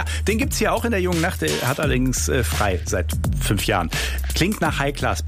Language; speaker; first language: German; native; German